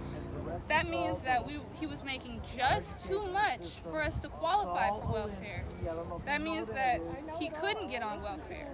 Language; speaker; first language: English; native; English